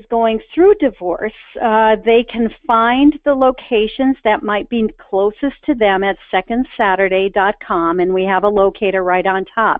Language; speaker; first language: English; native; English